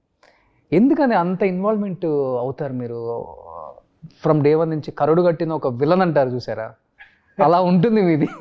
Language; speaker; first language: Telugu; native; Telugu